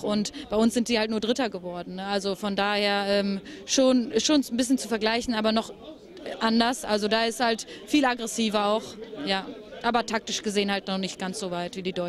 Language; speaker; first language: German; native; German